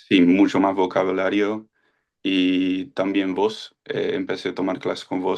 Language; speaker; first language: Spanish; non-native, fluent; English